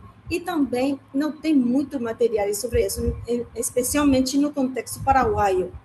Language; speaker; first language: Portuguese; non-native, learner; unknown